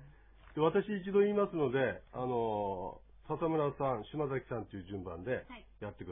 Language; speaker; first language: Japanese; native; Japanese